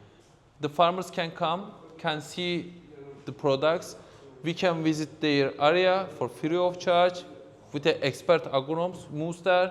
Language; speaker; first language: English; non-native, fluent; Turkish